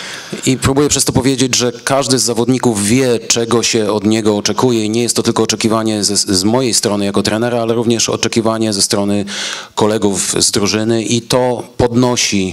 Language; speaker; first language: Polish; native; Polish